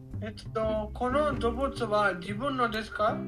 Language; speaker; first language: Japanese; non-native, learner; Urdu